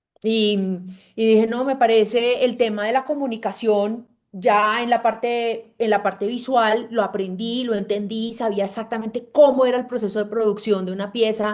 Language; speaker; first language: Spanish; native; Spanish